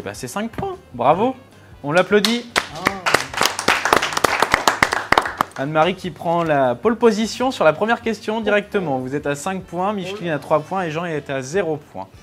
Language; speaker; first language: French; native; French